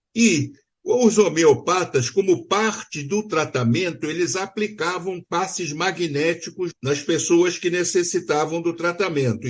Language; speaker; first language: Portuguese; native; Portuguese